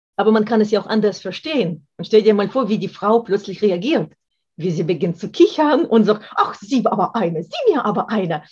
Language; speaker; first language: German; non-native, fluent; Russian